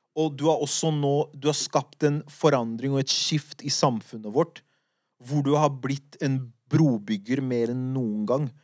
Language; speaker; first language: Norwegian; early bilingual, other home language; Kurdish